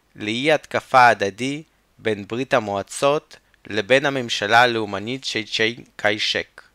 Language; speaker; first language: Hebrew; non-native, fluent; Russian